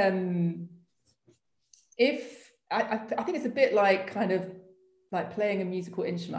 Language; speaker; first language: English; native; English